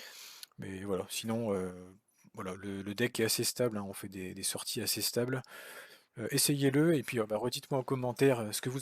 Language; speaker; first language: French; native; French